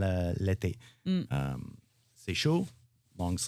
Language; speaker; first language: French; non-native, learner; English